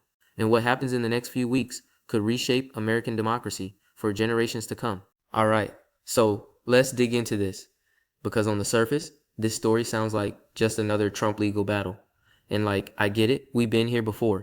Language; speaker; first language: English; native; English